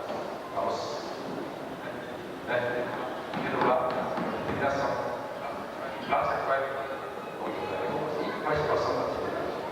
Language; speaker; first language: Portuguese; non-native, learner; Japanese